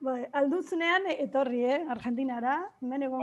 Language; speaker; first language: Basque; non-native, learner; Spanish